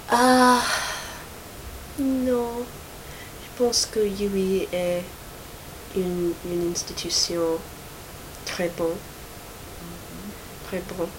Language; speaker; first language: French; non-native, learner; English